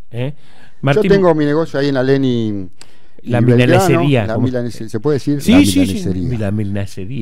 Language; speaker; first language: Spanish; native; Spanish